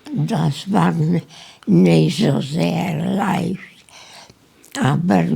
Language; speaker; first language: German; non-native, learner; Polish